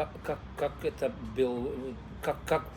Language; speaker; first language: Russian; non-native, learner; Dutch